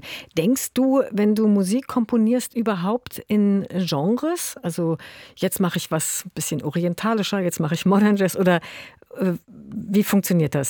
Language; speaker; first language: German; native; German